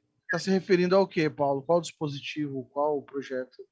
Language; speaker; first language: Portuguese; native; Portuguese